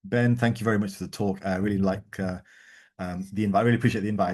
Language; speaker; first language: English; native; English